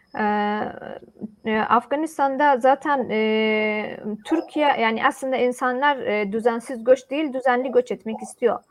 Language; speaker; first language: Turkish; non-native, fluent; Persian